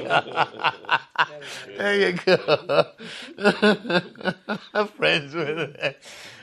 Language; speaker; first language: English; non-native, local second language; Punjabi